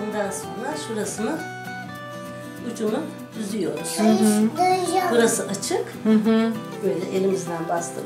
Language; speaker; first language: Turkish; native; Turkish